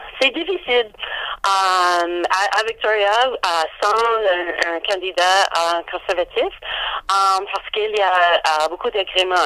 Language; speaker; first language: French; non-native, learner; English